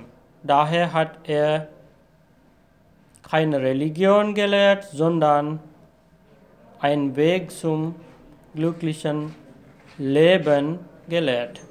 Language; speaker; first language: German; non-native, fluent; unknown